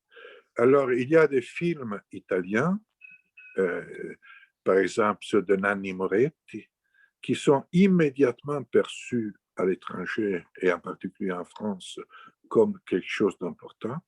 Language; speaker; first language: French; non-native, fluent; Italian